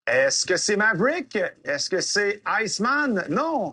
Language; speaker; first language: French; native; French